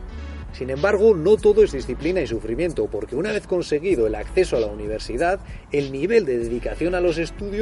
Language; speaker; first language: Spanish; native; Spanish